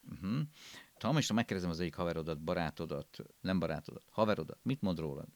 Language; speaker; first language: Hungarian; native; Hungarian